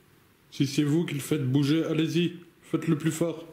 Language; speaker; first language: French; native; French